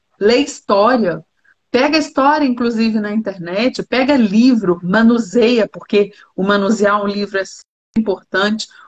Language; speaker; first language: Portuguese; native; Portuguese